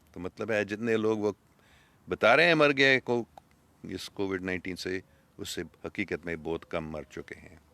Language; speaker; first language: Urdu; non-native, fluent; English